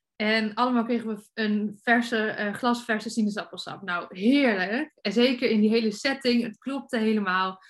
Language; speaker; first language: Dutch; native; Dutch